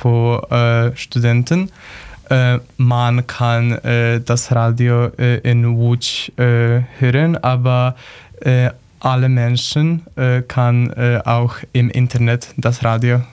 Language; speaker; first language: German; non-native, learner; Polish